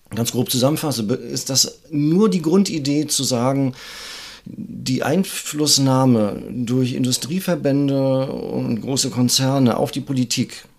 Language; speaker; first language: German; native; German